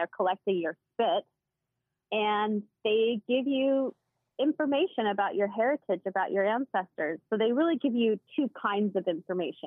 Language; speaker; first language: English; native; English